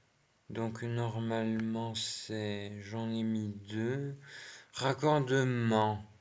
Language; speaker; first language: French; native; French